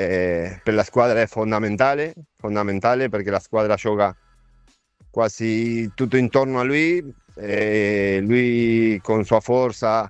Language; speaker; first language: Italian; non-native, fluent; Spanish